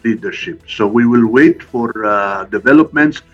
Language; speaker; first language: English; non-native, local second language; Filipino